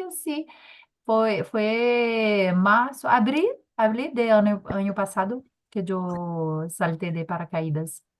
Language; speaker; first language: Spanish; non-native, learner; Portuguese